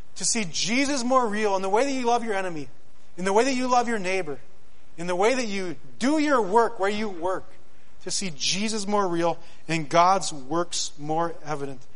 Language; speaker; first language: English; native; English